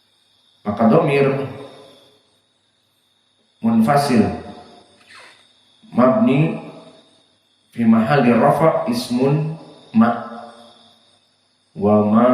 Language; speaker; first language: Arabic; non-native, fluent; Indonesian